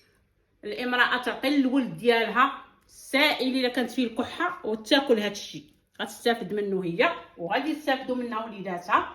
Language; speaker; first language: Arabic; native; Arabic